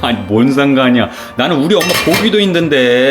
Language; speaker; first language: Korean; native; Korean